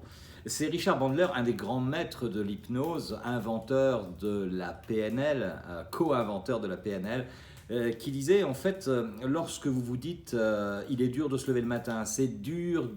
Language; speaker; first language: French; native; French